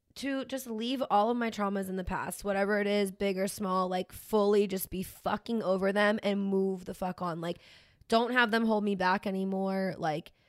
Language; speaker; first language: English; native; English